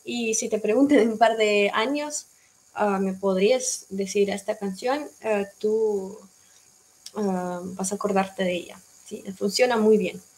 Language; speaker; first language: Spanish; non-native, fluent; Russian